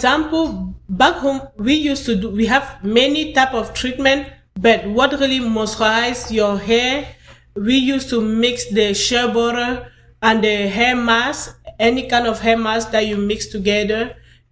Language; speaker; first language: English; non-native, local second language; French